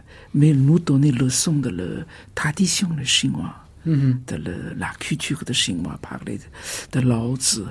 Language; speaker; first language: French; non-native, fluent; Chinese